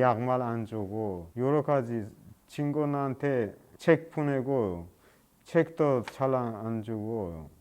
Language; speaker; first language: Korean; non-native, learner; Persian